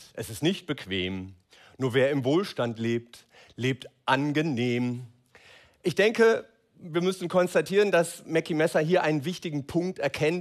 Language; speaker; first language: German; native; German